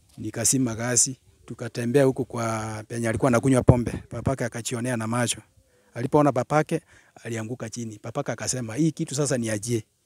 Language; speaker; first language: Swahili; non-native, local second language; Gusii